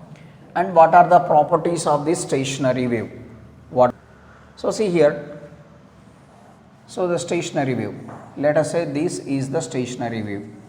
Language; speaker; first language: English; non-native, local second language; Telugu